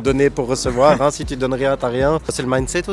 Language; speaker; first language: French; native; French